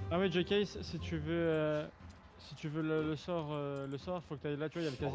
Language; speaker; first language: French; native; French